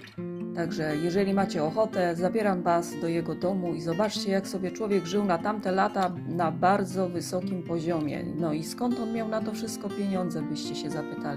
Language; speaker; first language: Polish; native; Polish